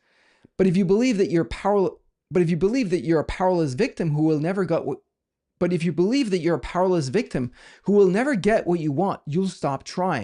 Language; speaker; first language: English; non-native, fluent; Danish